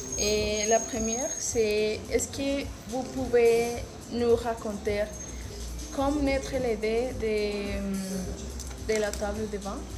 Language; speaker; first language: French; non-native, learner; Spanish